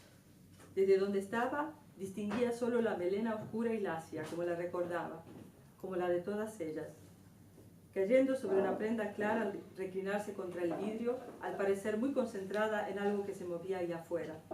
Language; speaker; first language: Spanish; native; Spanish